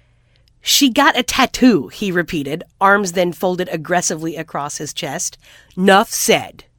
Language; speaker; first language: English; native; English